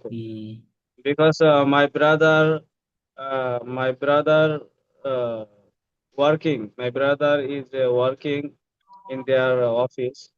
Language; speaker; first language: English; non-native, learner; Bangla